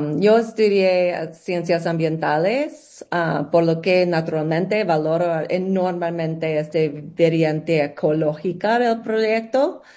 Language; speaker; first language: Spanish; non-native, learner; English